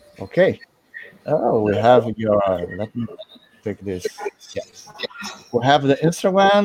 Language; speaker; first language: English; non-native, learner; Portuguese